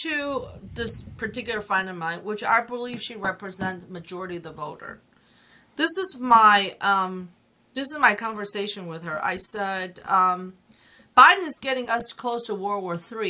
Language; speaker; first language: English; non-native, fluent; Chinese